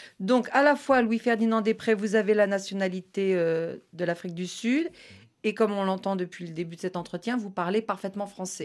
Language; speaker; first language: French; native; French